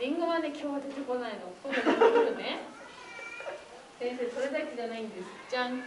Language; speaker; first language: Japanese; native; Japanese